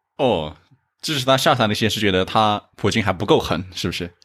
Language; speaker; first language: Chinese; native; Chinese